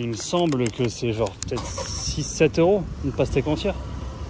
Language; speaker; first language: French; native; French